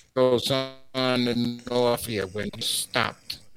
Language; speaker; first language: English; native; English